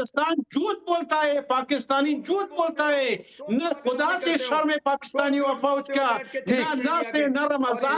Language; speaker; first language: Hindi; non-native, fluent; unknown